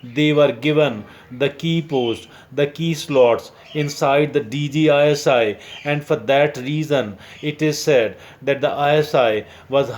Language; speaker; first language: English; non-native, local second language; Urdu